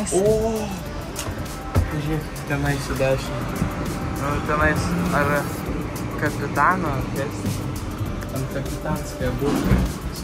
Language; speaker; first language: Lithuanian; non-native, local second language; Russian